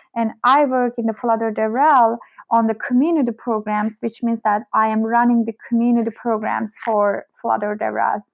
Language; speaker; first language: English; non-native, fluent; Turkish